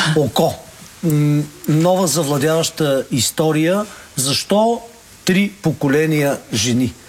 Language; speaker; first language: Bulgarian; native; Bulgarian